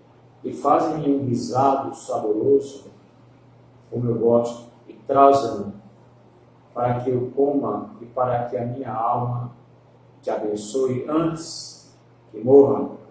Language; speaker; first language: Portuguese; native; Portuguese